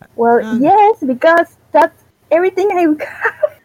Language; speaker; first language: English; non-native, fluent; Spanish